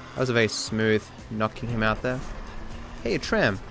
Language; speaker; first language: English; native; English